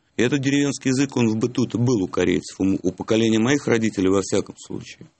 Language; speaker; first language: Russian; native; Russian